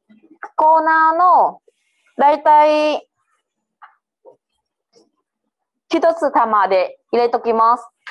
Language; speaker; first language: Japanese; non-native, learner; Vietnamese